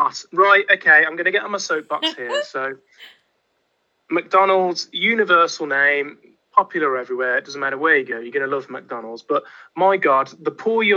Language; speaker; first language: English; native; English